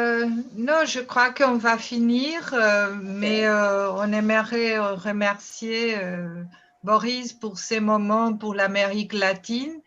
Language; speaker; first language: French; non-native, fluent; Portuguese